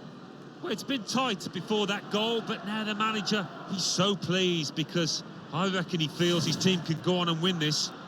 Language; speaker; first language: English; native; English